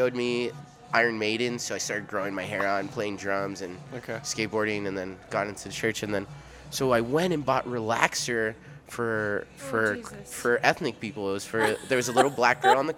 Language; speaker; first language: English; early bilingual, other home language; Spanish